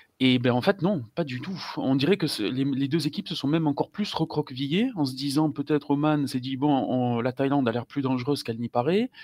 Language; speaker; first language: French; native; French